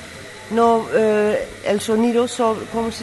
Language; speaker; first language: Spanish; non-native, fluent; Dutch